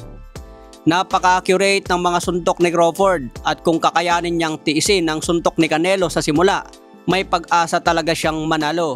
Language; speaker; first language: Filipino; native; Filipino